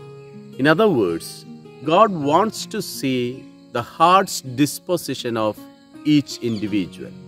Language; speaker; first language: English; non-native, local second language; Malayalam